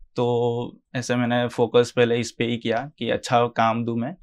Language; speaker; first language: Hindi; non-native, local second language; Gujarati